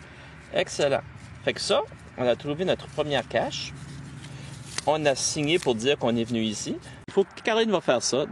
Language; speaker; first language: French; native; French